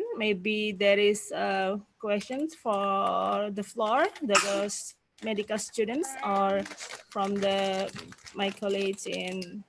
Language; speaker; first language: English; non-native, fluent; Indonesian